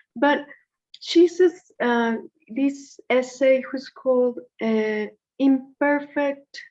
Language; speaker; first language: English; non-native, fluent; Spanish